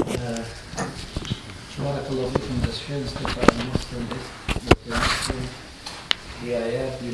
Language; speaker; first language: German; non-native, fluent; Arabic